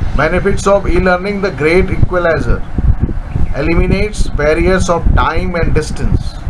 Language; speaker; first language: English; non-native, local second language; Hindi